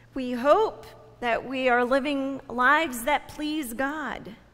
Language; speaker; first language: English; native; English